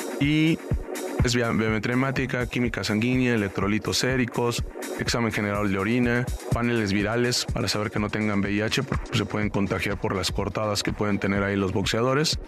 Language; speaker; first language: Spanish; native; Spanish